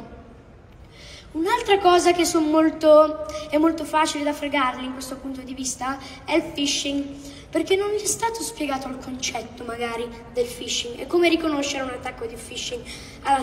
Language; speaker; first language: Italian; early bilingual, heritage; English